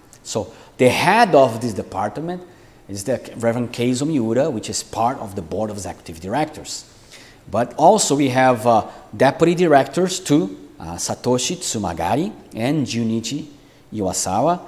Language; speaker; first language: English; non-native, fluent; Portuguese